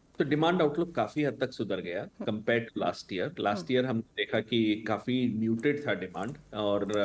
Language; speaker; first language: Hindi; non-native, local second language; Tamil